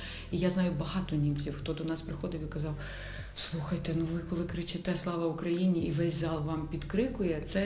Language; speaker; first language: Ukrainian; native; Ukrainian